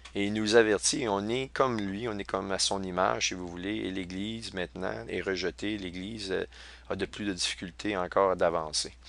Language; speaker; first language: French; native; French